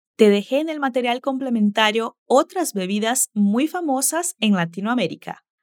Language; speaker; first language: Spanish; non-native, fluent; Portuguese